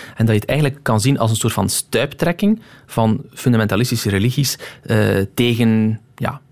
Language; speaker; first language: Dutch; native; Dutch